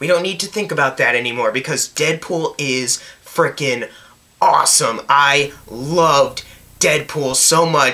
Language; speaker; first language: English; native; English